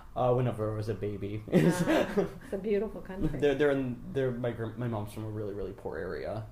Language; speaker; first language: English; native; English